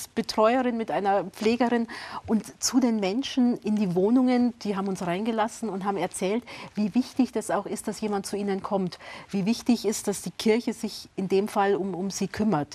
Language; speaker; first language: German; native; German